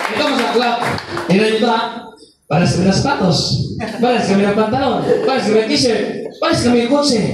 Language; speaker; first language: Filipino; non-native, local second language; Masbatenyo